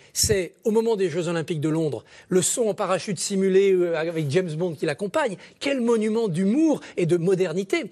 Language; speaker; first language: French; native; French